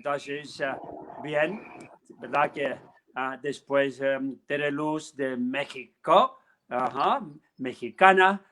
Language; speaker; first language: Spanish; non-native, learner; Tibetan